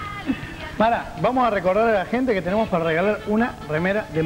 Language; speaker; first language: Spanish; native; Spanish